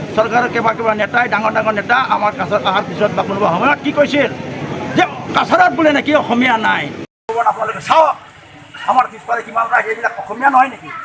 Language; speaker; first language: Assamese; non-native, local second language; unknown